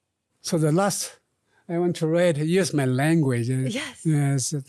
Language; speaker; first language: English; non-native, learner; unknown